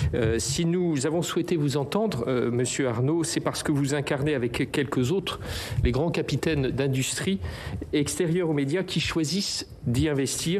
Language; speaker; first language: French; native; French